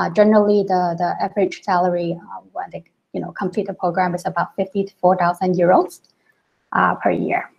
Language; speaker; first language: English; non-native, local second language; Cantonese